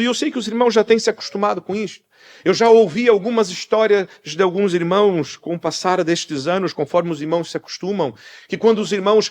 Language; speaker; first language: Portuguese; native; Portuguese